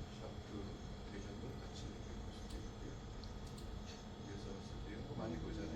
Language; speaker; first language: Korean; native; Korean